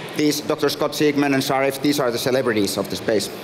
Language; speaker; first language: English; non-native, fluent; Finnish